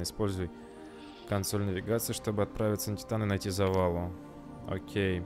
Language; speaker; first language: Russian; native; Russian